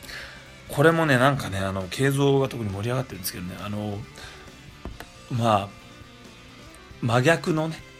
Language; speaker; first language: Japanese; native; Japanese